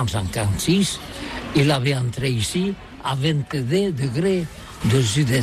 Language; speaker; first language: French; non-native, learner; Catalan